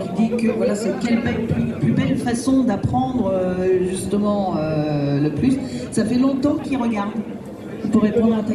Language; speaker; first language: French; native; French